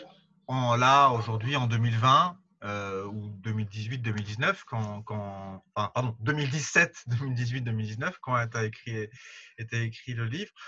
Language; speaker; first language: French; native; French